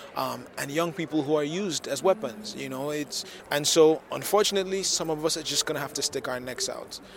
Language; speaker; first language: English; non-native, local second language; Yoruba